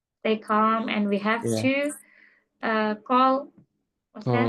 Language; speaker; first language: English; non-native, learner; Indonesian